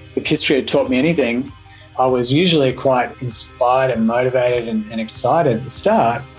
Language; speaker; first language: English; native; English